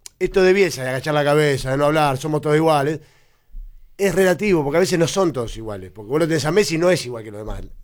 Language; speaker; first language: Spanish; native; Spanish